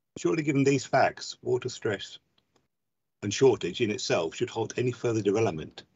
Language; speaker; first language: English; native; English